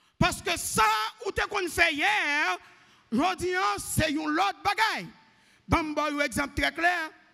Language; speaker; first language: French; non-native, local second language; Haitian Creole